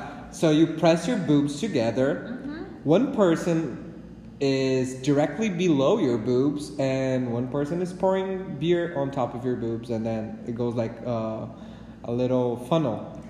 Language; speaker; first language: English; non-native, fluent; Portuguese